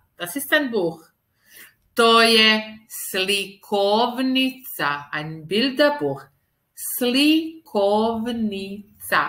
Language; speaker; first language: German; non-native, fluent; Serbian